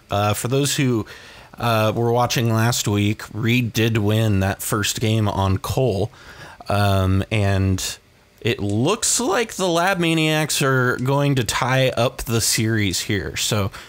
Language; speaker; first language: English; native; English